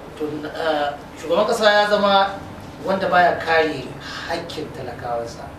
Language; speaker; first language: Hausa; native; Hausa